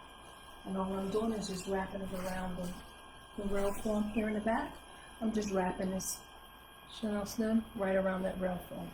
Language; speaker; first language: English; native; English